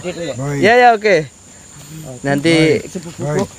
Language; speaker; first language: Indonesian; native; Indonesian